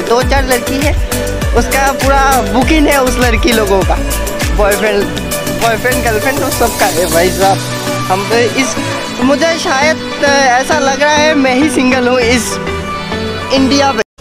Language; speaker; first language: Hindi; non-native, local second language; Bangla